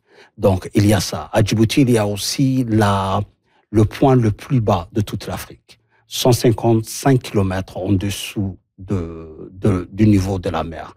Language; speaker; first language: French; non-native, local second language; Somali